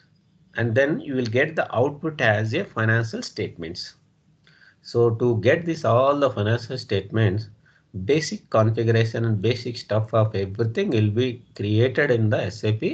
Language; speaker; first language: English; non-native, local second language; Telugu